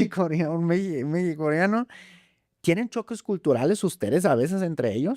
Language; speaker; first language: Spanish; non-native, fluent; German